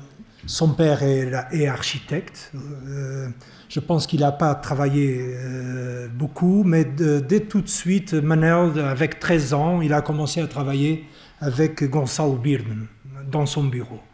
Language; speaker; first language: French; non-native, fluent; Portuguese